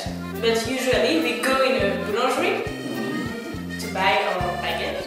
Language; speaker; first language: English; non-native, learner; French